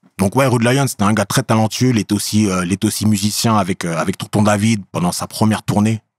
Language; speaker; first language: French; native; French